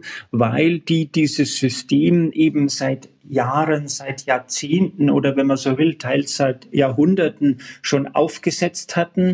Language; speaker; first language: German; native; German